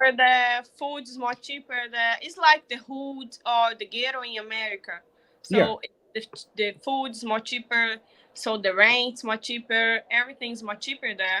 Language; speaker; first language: English; non-native, learner; Portuguese